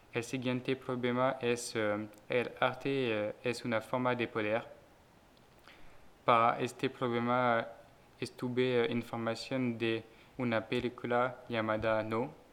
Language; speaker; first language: Spanish; non-native, learner; French